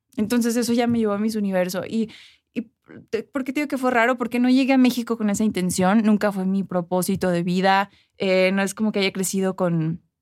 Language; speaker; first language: Spanish; early bilingual, heritage; Spanish